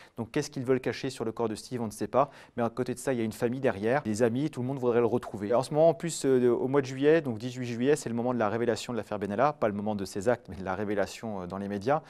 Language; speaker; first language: French; native; French